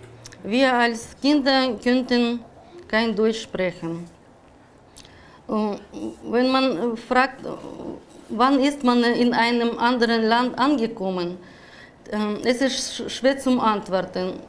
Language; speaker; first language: German; non-native, fluent; Russian